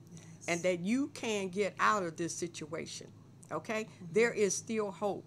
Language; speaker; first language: English; native; English